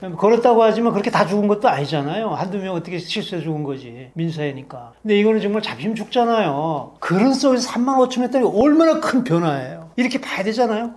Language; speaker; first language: Korean; native; Korean